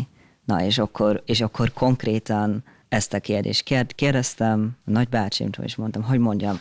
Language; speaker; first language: Hungarian; non-native, fluent; German